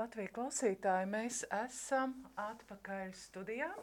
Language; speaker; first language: Latvian; native; Latvian